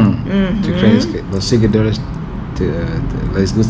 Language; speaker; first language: Spanish; non-native, learner; English